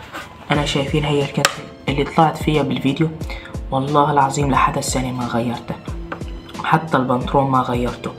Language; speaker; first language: Arabic; native; Arabic